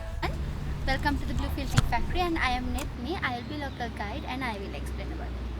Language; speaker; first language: English; non-native, fluent; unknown